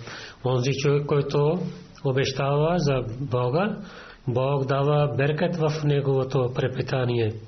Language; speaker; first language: Bulgarian; non-native, fluent; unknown